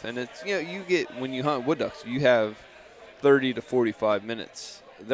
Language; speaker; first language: English; native; English